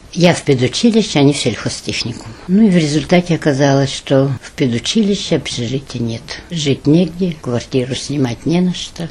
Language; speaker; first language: Russian; non-native, local second language; German